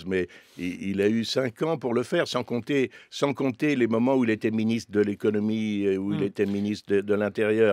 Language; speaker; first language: French; native; French